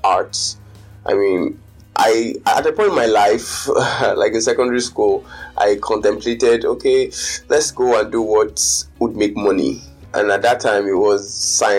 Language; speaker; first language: English; non-native, local second language; Yoruba